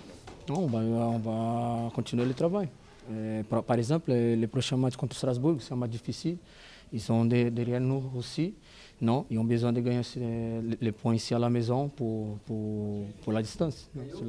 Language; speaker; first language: French; non-native, learner; Portuguese